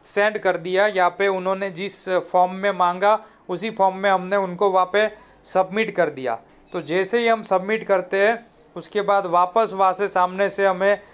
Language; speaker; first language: Hindi; non-native, local second language; Gujarati